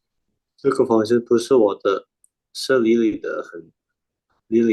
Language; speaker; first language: Chinese; non-native, learner; Indonesian